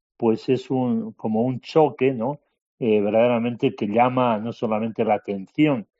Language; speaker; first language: Spanish; native; Spanish